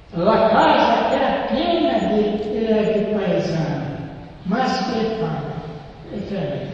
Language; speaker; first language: Italian; non-native, learner; Serbian